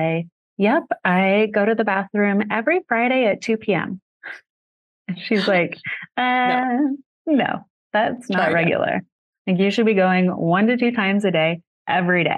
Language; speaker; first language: English; native; English